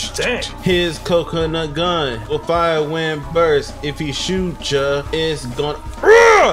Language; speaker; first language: English; native; English